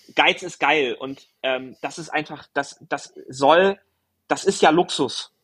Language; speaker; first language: German; native; German